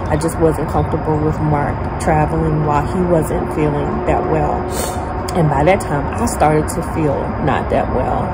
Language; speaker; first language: English; native; English